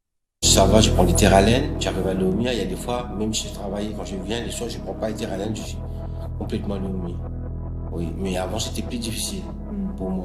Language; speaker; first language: French; non-native, local second language; Morisyen